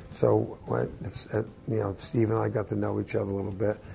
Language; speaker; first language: English; native; English